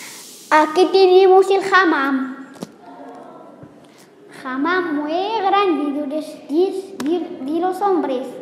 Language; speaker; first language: Spanish; non-native, learner; Arabic